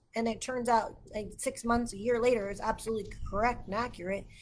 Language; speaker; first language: English; native; English